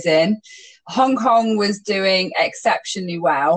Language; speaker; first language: English; native; English